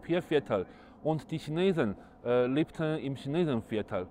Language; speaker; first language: German; non-native, fluent; Chinese